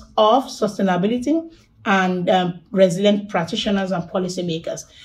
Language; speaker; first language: English; non-native, local second language; Yoruba